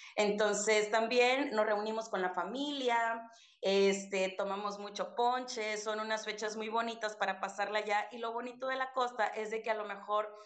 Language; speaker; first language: Spanish; native; Spanish